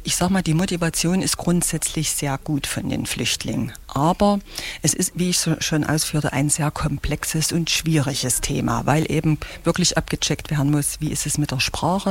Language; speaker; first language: German; native; German